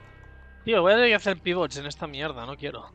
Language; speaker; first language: Spanish; native; Spanish